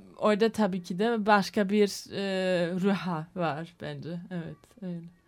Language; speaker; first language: Turkish; non-native, learner; German